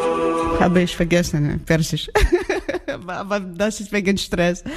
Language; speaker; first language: German; non-native, learner; Ukrainian